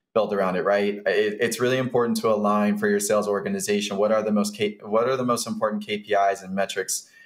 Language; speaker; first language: English; native; English